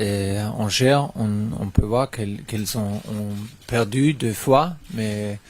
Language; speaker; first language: French; non-native, fluent; German